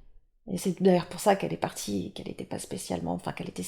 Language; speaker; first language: French; native; French